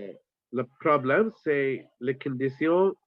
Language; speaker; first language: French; non-native, learner; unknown